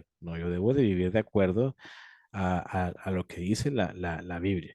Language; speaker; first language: Spanish; native; Spanish